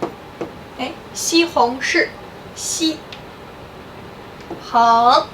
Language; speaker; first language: Chinese; non-native, fluent; English